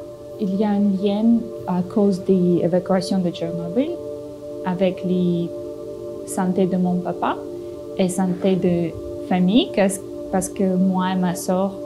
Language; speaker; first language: French; non-native, learner; Russian